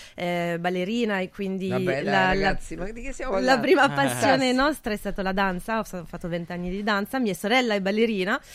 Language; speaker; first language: Italian; non-native, fluent; French